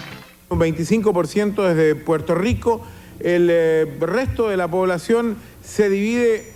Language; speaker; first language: Spanish; native; Spanish